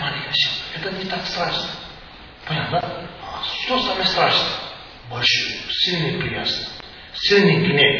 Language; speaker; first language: Russian; non-native, learner; Tibetan